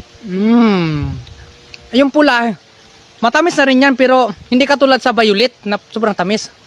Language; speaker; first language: Filipino; non-native, local second language; Cebuano